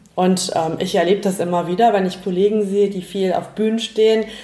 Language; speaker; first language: German; native; German